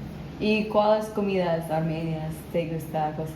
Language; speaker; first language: Spanish; non-native, learner; English